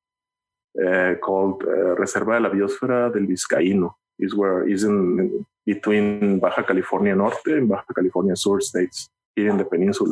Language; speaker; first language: English; non-native, learner; Spanish